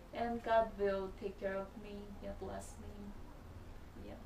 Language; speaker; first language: English; non-native, learner; Chinese